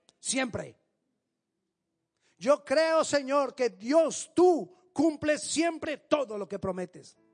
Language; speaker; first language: Spanish; native; Spanish